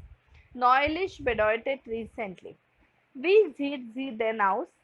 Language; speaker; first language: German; non-native, fluent; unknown